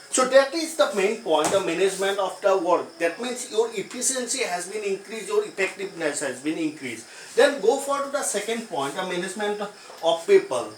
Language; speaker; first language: English; non-native, local second language; Assamese